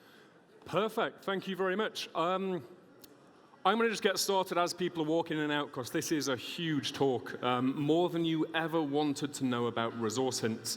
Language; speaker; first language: English; native; English